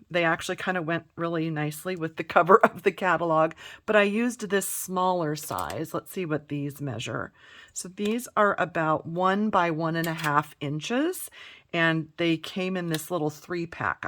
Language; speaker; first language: English; native; English